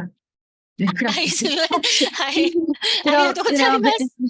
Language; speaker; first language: Japanese; non-native, fluent; Spanish